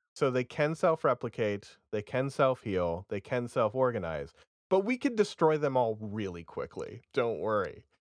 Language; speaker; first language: English; native; English